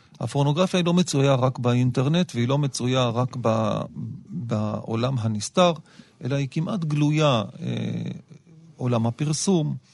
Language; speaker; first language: Hebrew; native; Hebrew